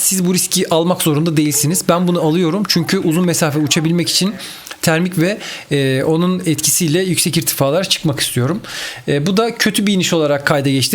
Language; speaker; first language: Turkish; native; Turkish